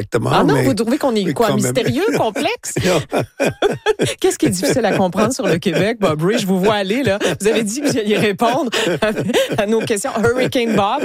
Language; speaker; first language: French; native; French